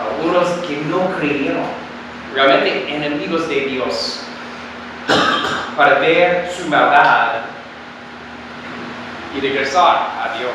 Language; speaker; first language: Spanish; non-native, fluent; English